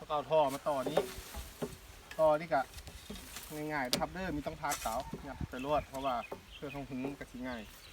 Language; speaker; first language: Thai; native; Thai